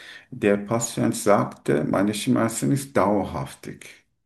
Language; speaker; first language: German; non-native, learner; Turkish